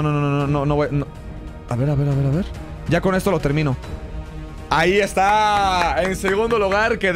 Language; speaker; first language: Spanish; native; Spanish